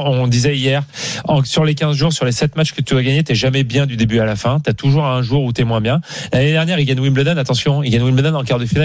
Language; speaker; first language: French; native; French